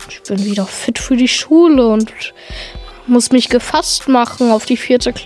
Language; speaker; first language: German; native; German